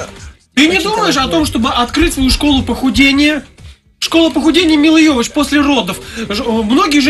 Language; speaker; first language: Russian; native; Russian